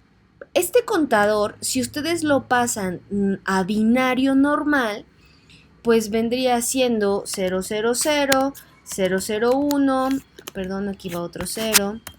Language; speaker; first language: Spanish; native; Spanish